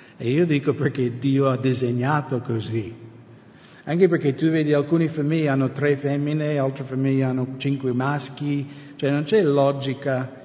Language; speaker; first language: Italian; non-native, fluent; English